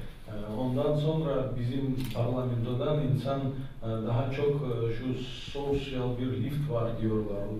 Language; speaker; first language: Turkish; non-native, learner; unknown